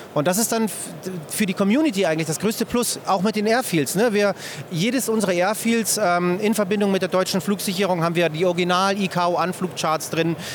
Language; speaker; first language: German; native; German